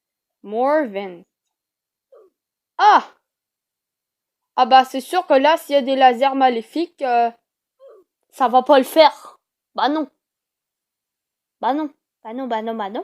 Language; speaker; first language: French; native; French